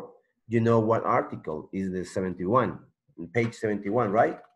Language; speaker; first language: English; non-native, learner; Spanish